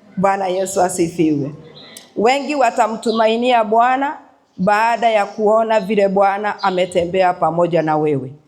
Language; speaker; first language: Swahili; non-native, local second language; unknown